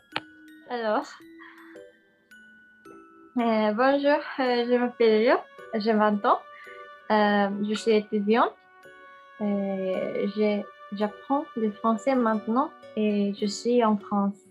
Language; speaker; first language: French; non-native, learner; Japanese